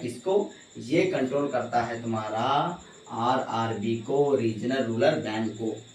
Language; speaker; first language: Hindi; native; Hindi